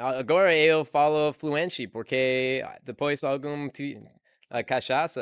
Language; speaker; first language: Portuguese; non-native, learner; English